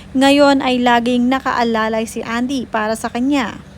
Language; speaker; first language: Filipino; native; Filipino